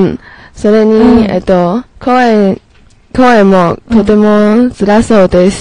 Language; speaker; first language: Japanese; non-native, learner; Chinese